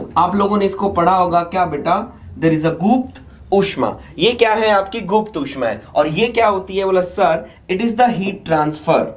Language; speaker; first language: Hindi; native; Hindi